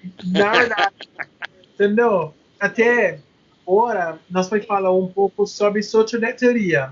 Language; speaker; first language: Portuguese; non-native, learner; English